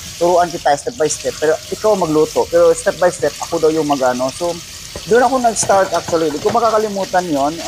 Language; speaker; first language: Filipino; non-native, local second language; Cebuano